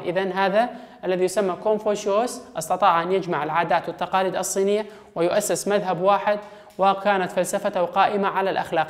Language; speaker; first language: Arabic; non-native, local second language; Kurdish